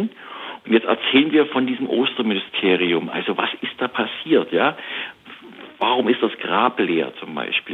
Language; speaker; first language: German; native; German